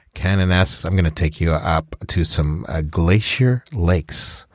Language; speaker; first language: English; native; English